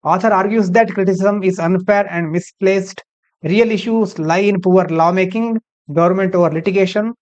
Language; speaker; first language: English; non-native, local second language; Kannada